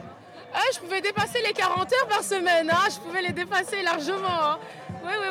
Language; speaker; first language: French; native; French